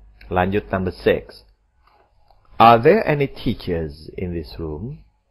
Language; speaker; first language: English; non-native, fluent; Indonesian